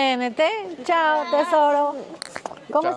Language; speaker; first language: Italian; non-native, learner; English